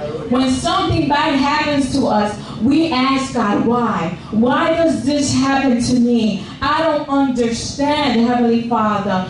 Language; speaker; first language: English; early bilingual, other home language; Spanish